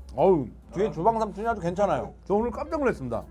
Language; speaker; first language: Korean; native; Korean